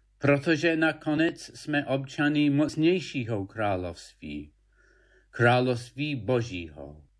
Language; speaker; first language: Czech; non-native, fluent; English